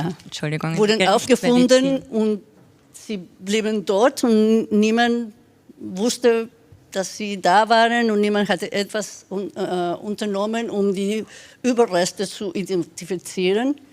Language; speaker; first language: German; non-native, fluent; Spanish